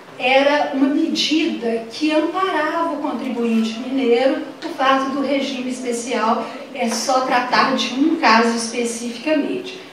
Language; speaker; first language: Portuguese; native; Portuguese